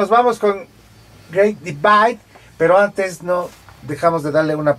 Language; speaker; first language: Spanish; native; Spanish